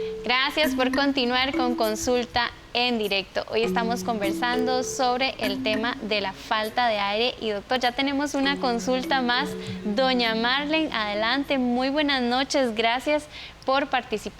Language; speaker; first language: Spanish; native; Spanish